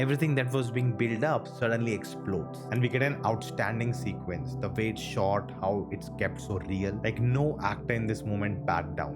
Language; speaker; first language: English; non-native, local second language; Hindi